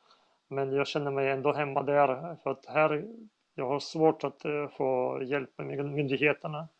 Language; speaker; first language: Swedish; non-native, fluent; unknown